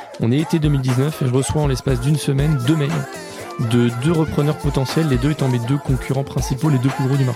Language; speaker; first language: French; native; French